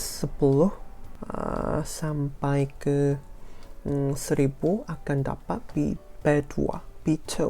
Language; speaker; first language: Indonesian; non-native, fluent; Korean